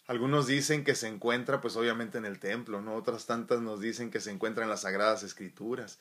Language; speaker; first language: Spanish; native; Spanish